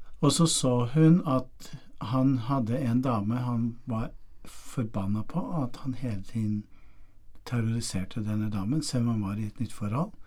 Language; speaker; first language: Norwegian; non-native, fluent; English